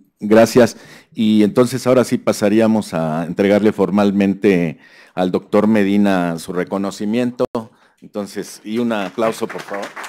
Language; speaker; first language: Spanish; native; Spanish